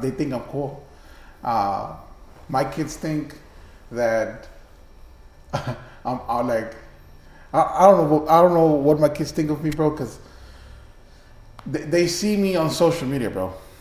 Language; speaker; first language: English; early bilingual, other home language; Spanish